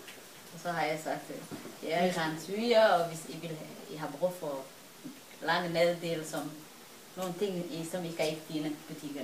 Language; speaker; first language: Danish; non-native, learner; Somali